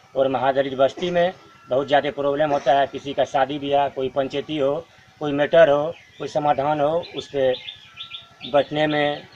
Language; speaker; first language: Hindi; native; Hindi